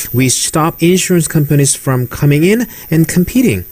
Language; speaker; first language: English; non-native, fluent; Korean